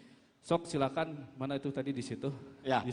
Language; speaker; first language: Indonesian; native; Indonesian